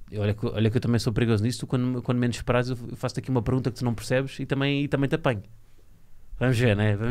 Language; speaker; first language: Portuguese; native; Portuguese